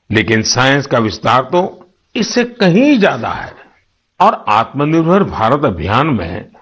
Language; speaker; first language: Hindi; non-native, local second language; Gujarati